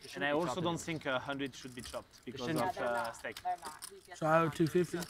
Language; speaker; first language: English; non-native, fluent; French